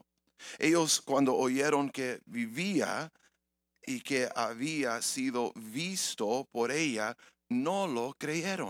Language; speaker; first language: Spanish; early bilingual, heritage; English